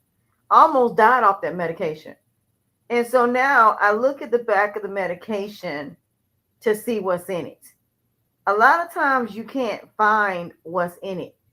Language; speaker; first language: English; native; English